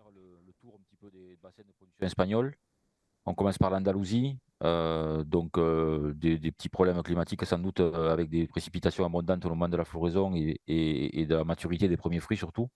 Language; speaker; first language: French; native; French